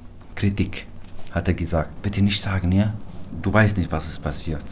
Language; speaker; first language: German; non-native, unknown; Arabic